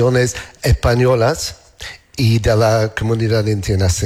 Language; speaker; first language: Spanish; non-native, learner; English